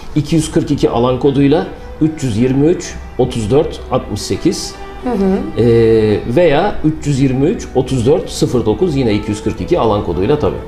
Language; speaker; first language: Turkish; native; Turkish